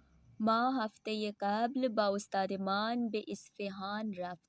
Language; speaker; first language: Persian; non-native, fluent; Urdu